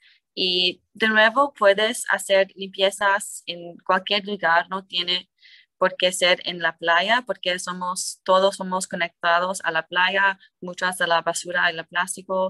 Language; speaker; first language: Spanish; non-native, learner; English